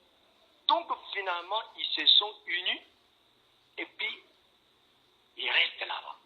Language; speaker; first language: French; non-native, fluent; Korean